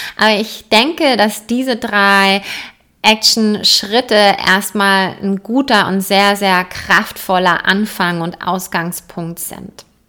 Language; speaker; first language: German; native; German